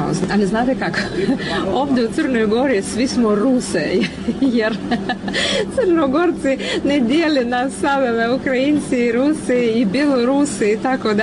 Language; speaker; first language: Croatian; non-native, fluent; Ukrainian